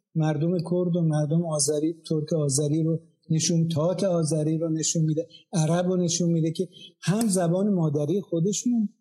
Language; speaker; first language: Persian; non-native, local second language; Azerbaijani